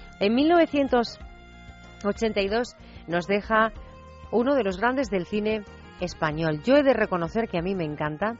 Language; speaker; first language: Spanish; native; Spanish